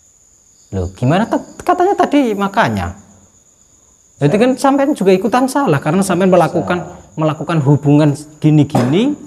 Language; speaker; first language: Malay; non-native, local second language; Javanese